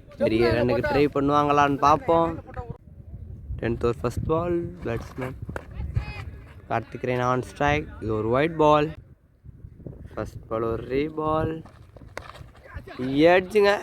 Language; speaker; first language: Tamil; native; Tamil